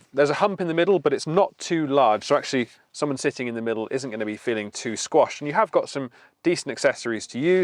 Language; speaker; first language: English; native; English